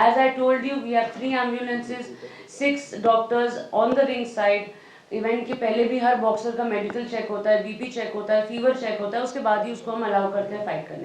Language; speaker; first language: Hindi; native; Hindi